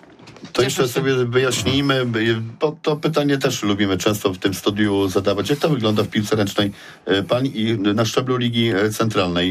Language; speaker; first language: Polish; native; Polish